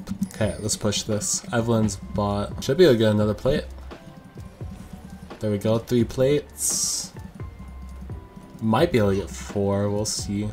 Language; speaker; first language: English; native; English